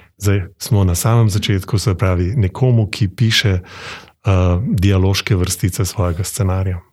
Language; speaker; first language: Slovenian; native; Slovenian